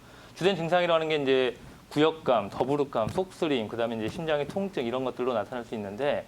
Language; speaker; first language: Korean; native; Korean